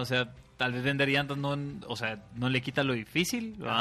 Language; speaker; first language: Spanish; native; Spanish